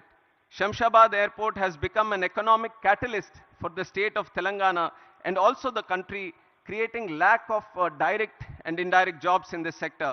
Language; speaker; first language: English; non-native, local second language; Telugu